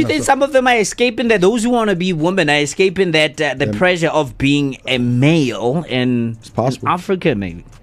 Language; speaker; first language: English; non-native, local second language; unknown